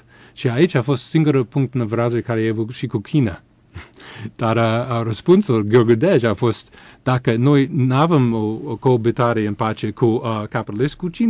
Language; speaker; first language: Romanian; non-native, fluent; English